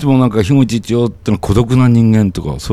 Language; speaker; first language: Japanese; native; Japanese